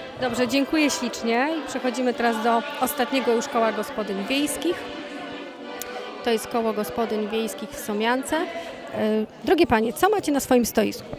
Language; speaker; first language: Polish; native; Polish